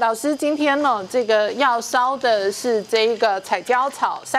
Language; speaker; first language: Chinese; native; Chinese